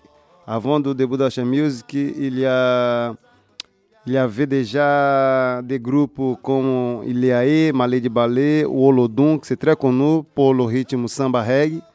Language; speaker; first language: French; non-native, learner; Portuguese